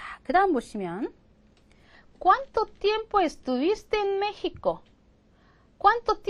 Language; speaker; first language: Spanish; non-native, fluent; Korean